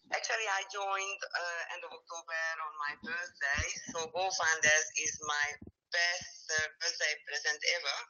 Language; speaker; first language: English; non-native, fluent; Hungarian